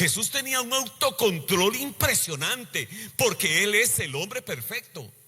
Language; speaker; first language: Spanish; native; Spanish